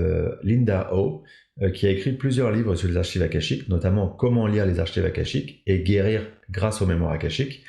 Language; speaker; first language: French; native; French